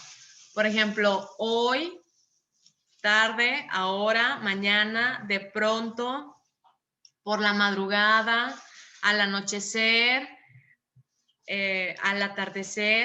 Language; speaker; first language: Spanish; native; Spanish